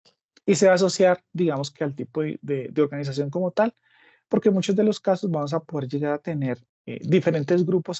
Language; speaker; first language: Spanish; native; Spanish